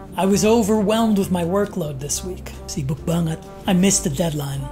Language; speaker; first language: English; native; English